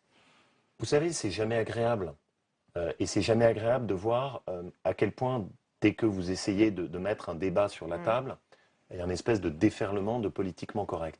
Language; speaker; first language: French; native; French